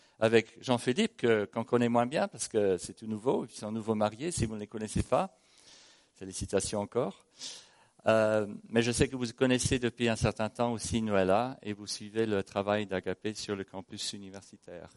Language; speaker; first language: French; non-native, fluent; English